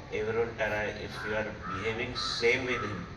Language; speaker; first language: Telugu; non-native, local second language; Hindi